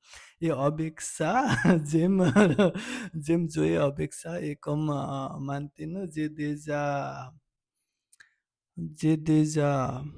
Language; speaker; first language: French; non-native, learner; Nepali